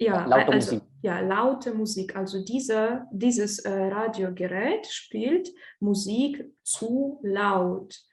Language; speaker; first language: German; non-native, fluent; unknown